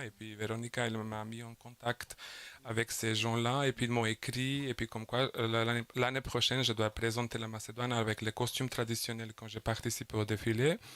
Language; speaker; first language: French; non-native, fluent; Macedonian